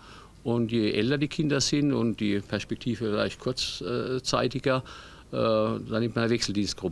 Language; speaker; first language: German; native; German